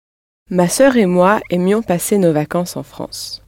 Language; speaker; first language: French; non-native, learner; English